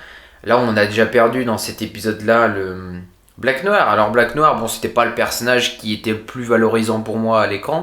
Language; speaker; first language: French; native; French